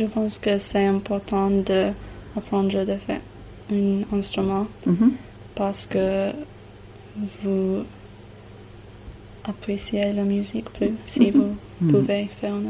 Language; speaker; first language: French; non-native, learner; English